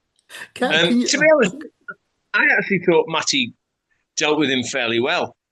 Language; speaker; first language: English; native; English